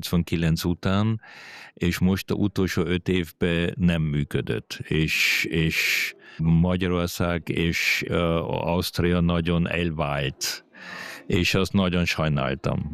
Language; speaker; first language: Hungarian; early bilingual, heritage; German